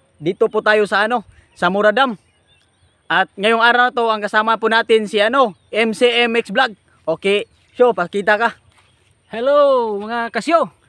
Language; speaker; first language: Filipino; non-native, local second language; Cebuano